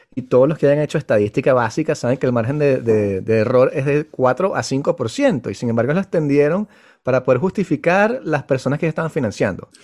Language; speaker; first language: Spanish; native; Spanish